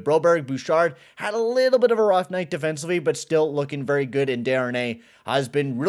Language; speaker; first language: English; native; English